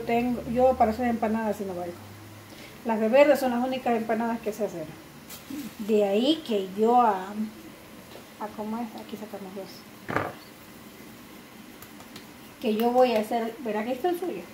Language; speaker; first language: Spanish; native; Spanish